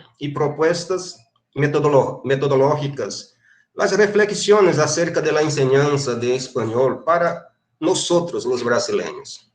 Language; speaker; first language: Spanish; non-native, fluent; Portuguese